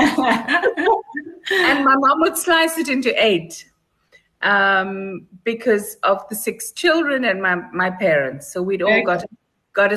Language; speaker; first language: English; native; English